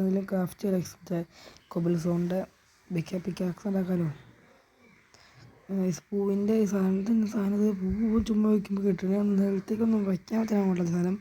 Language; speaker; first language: Malayalam; native; Malayalam